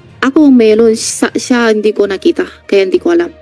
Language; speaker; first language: Filipino; non-native, learner; Chinese